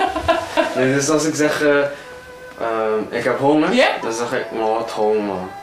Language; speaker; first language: Dutch; early bilingual, other home language; Cantonese